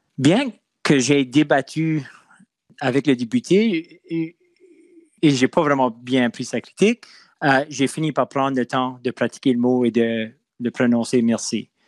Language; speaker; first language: French; non-native, local second language; English